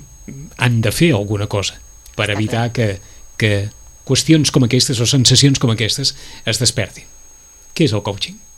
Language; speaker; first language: Catalan; native; Catalan